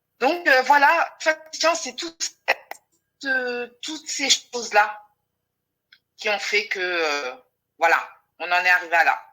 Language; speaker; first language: French; non-native, local second language; Wolof